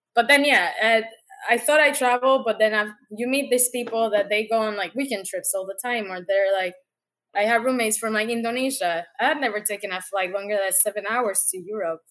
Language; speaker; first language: English; non-native, fluent; Spanish